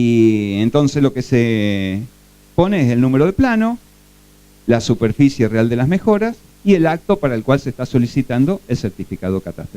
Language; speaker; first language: Spanish; native; Spanish